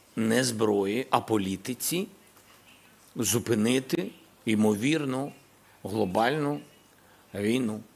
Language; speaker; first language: Ukrainian; non-native, local second language; Russian